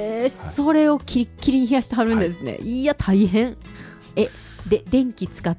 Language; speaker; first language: Japanese; native; Japanese